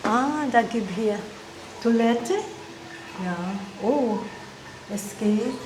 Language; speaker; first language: German; non-native, learner; Filipino